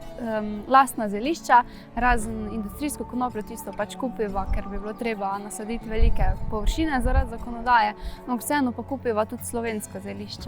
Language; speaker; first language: Slovenian; native; Slovenian